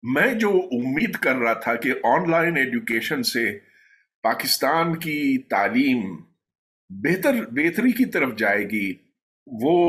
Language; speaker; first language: Urdu; native; Urdu